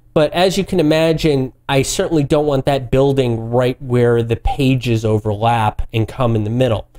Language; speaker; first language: English; native; English